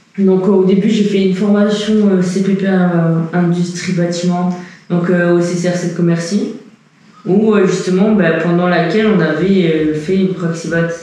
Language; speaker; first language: French; early bilingual, heritage; French